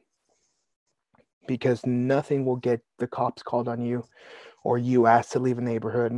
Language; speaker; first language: English; native; English